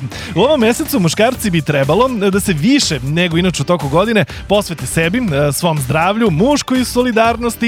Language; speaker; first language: Serbian; native; Serbian